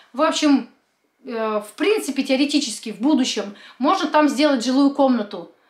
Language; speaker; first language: Russian; native; Russian